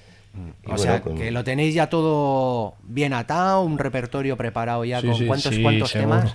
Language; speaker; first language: Spanish; native; Spanish